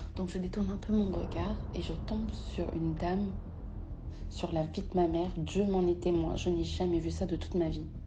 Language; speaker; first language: French; early bilingual, other home language; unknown